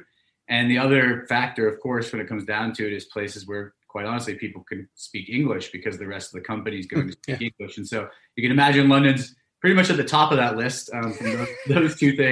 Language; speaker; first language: English; native; English